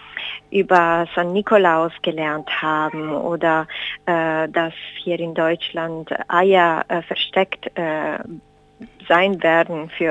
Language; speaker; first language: German; non-native, fluent; Spanish